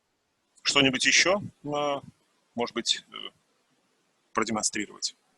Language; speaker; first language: Russian; native; Russian